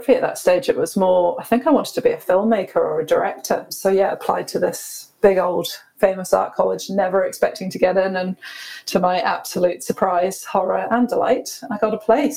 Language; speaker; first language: English; native; English